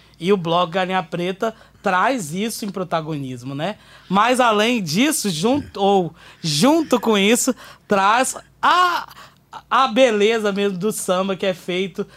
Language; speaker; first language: Portuguese; native; Portuguese